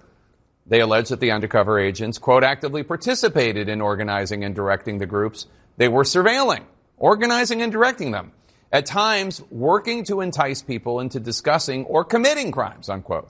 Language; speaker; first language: English; native; English